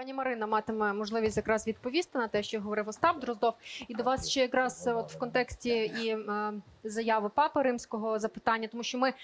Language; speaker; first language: Ukrainian; native; Ukrainian